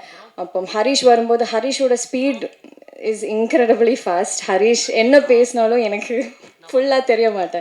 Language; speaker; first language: Tamil; non-native, learner; Malayalam